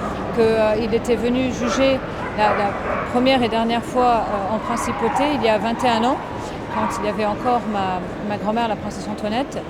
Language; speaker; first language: French; native; French